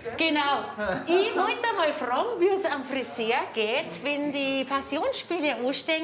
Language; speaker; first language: German; native; German